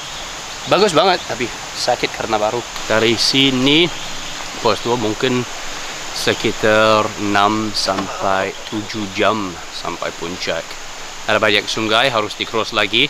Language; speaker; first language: Indonesian; non-native, fluent; English